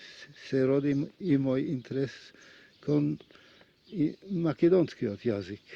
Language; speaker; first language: Macedonian; non-native, fluent; Russian